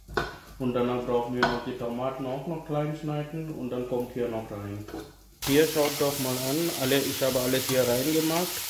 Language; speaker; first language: German; non-native, learner; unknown